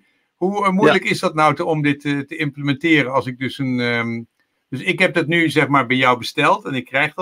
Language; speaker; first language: Dutch; native; Dutch